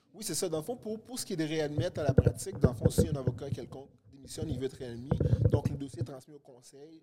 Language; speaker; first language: French; early bilingual, other home language; Haitian Creole